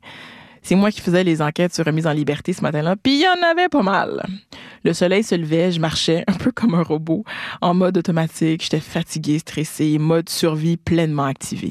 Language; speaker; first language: French; native; French